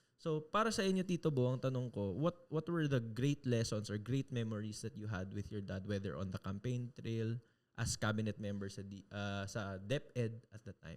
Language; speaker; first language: English; non-native, local second language; Filipino